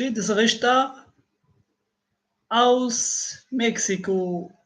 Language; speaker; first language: German; non-native, learner; Arabic